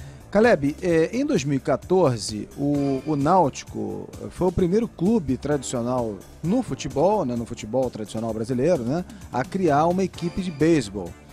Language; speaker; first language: Portuguese; native; Portuguese